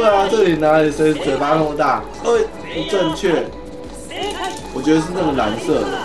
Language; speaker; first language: Chinese; native; Chinese